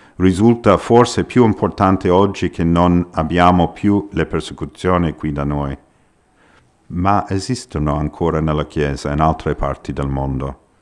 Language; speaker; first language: Italian; non-native, fluent; English